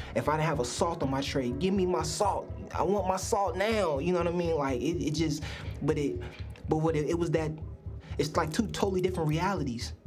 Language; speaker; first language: English; native; English